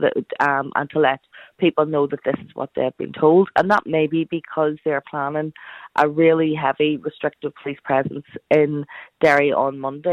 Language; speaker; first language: English; native; English